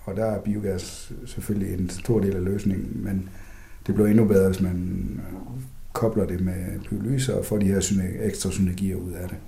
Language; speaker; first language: Danish; native; Danish